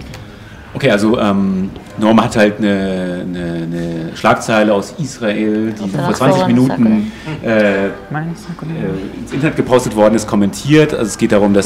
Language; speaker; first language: German; native; German